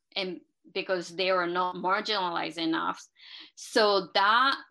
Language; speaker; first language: English; non-native, fluent; Japanese